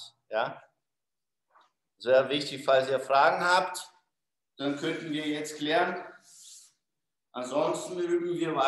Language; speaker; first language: German; non-native, fluent; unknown